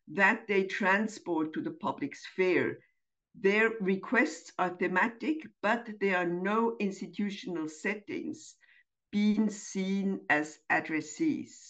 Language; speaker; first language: English; non-native, fluent; German